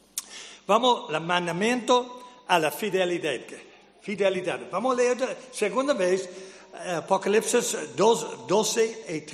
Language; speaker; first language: Spanish; non-native, fluent; English